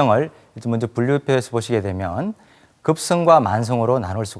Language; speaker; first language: Korean; native; Korean